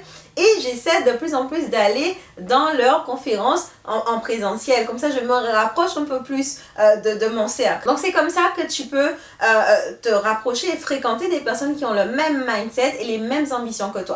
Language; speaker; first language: French; native; French